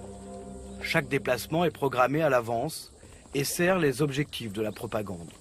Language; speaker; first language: French; native; French